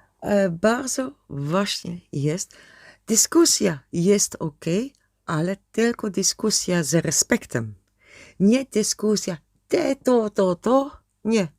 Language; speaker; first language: Polish; non-native, learner; Dutch